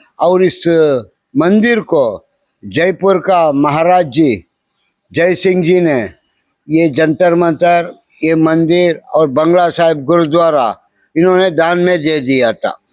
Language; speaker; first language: Hindi; non-native, local second language; Kannada